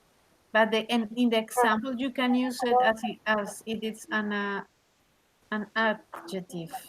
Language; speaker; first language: English; non-native, learner; Spanish